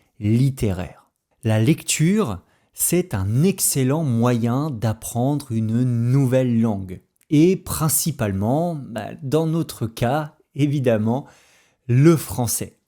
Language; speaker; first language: French; native; French